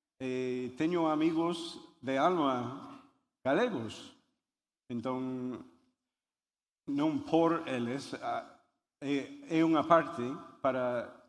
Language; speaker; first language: Galician; non-native, learner; English